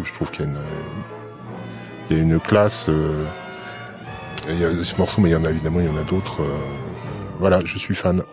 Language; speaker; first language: French; native; French